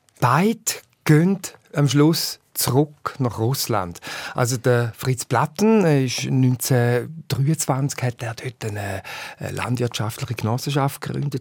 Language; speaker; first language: German; native; German